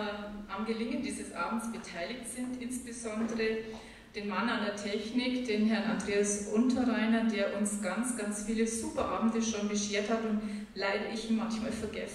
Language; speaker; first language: German; native; German